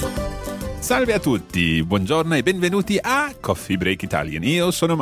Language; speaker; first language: Italian; non-native, fluent; English